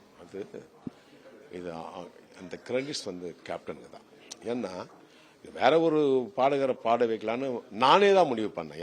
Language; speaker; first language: Tamil; native; Tamil